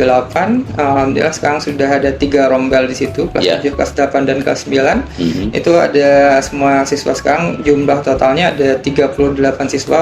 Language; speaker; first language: Indonesian; native; Indonesian